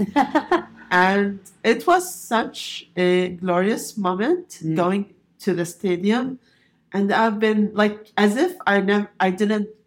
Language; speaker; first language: English; non-native, fluent; Arabic